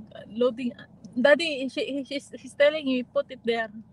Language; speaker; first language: English; non-native, local second language; Filipino